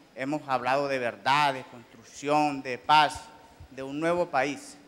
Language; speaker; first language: Spanish; native; Spanish